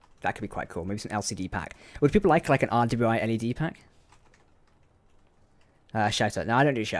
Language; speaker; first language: English; native; English